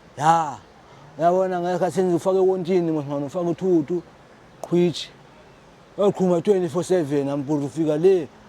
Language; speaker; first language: Zulu; non-native, local second language; Xhosa